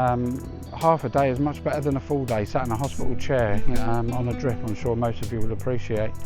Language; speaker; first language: English; native; English